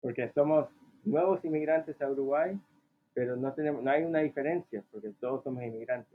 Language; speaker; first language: Spanish; early bilingual, heritage; Spanish